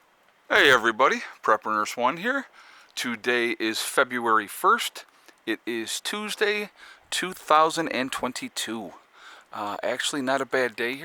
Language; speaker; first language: English; native; English